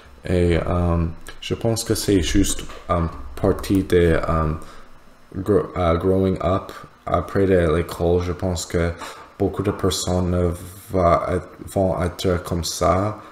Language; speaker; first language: French; non-native, learner; English